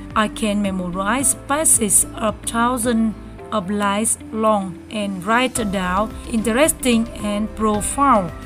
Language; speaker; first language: English; non-native, learner; Vietnamese